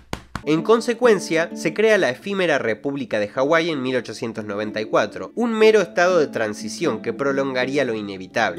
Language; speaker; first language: Spanish; native; Spanish